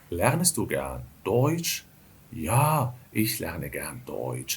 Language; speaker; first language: German; non-native, fluent; Arabic